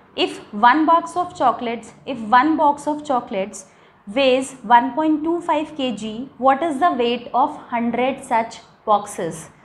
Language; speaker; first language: English; non-native, local second language; Hindi